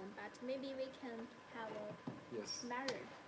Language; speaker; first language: English; non-native, learner; Chinese